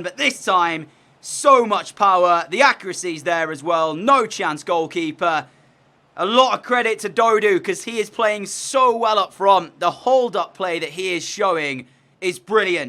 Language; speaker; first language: English; native; English